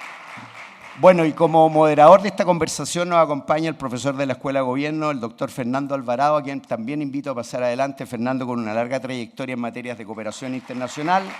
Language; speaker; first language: Spanish; native; Spanish